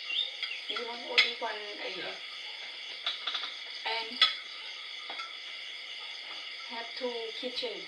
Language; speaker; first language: English; non-native, learner; Thai